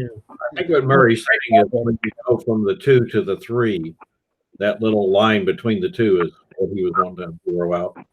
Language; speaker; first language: English; native; English